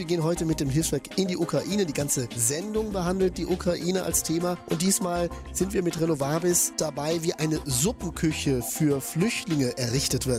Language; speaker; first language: German; native; German